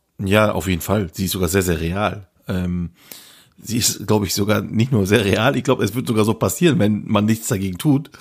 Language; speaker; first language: German; early bilingual, other home language; Turkish